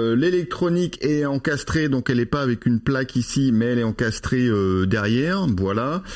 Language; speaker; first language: French; native; French